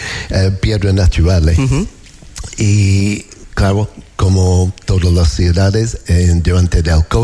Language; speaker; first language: Spanish; non-native, learner; English